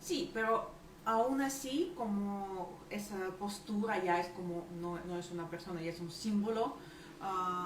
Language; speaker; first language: Spanish; non-native, fluent; Ukrainian